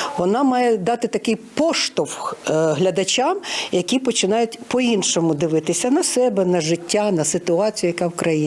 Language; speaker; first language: Ukrainian; native; Ukrainian